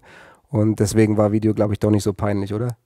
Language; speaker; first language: German; native; German